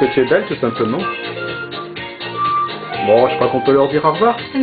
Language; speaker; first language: French; non-native, fluent; Russian